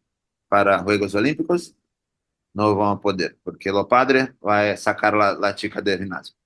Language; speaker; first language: Spanish; non-native, learner; Portuguese